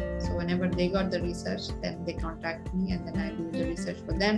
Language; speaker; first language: English; non-native, local second language; Urdu